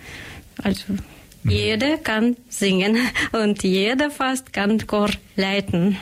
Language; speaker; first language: German; non-native, learner; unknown